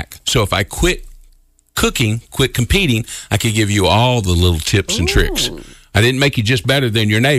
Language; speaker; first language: English; native; English